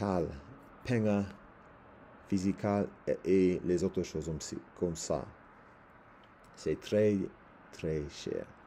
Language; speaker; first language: French; non-native, learner; English